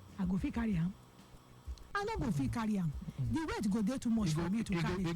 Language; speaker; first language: Nigerian Pidgin; non-native, local second language; Yoruba